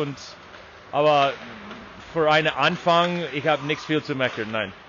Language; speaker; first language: German; non-native, learner; English